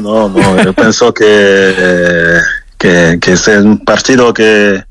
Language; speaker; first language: Spanish; non-native, fluent; French